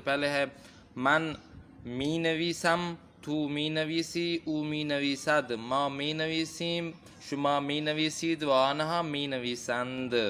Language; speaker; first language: Persian; non-native, fluent; Urdu